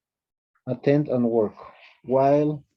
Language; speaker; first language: English; non-native, fluent; Spanish